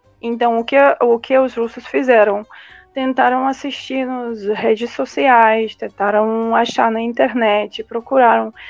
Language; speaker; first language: Portuguese; non-native, fluent; Russian